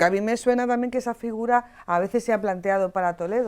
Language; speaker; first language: Spanish; native; Spanish